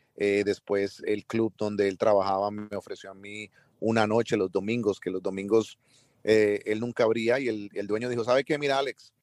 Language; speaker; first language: Spanish; early bilingual, heritage; Spanish